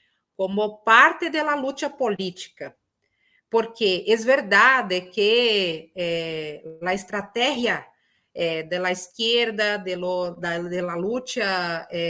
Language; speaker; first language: Spanish; non-native, fluent; Portuguese